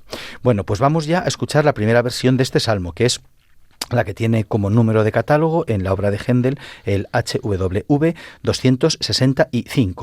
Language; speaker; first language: Spanish; native; Spanish